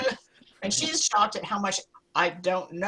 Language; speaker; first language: English; native; English